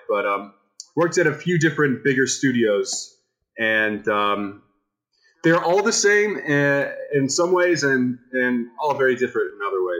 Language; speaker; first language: English; native; English